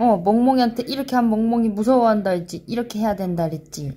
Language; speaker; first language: Korean; native; Korean